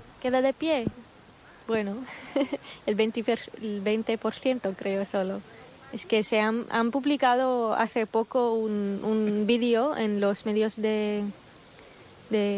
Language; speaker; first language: Spanish; non-native, fluent; Arabic